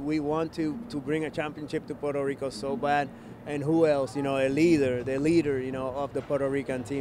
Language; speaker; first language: English; non-native, fluent; Spanish